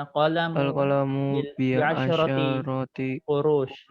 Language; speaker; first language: Arabic; non-native, learner; Indonesian